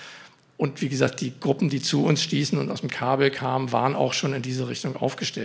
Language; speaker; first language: German; native; German